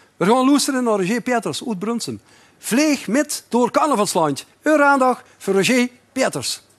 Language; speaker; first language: Dutch; native; Dutch